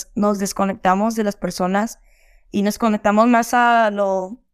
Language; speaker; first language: Spanish; early bilingual, heritage; Spanish